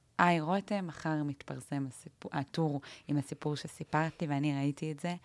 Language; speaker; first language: Hebrew; native; Hebrew